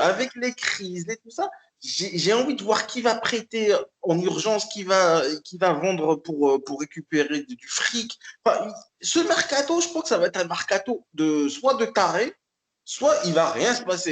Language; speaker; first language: French; native; French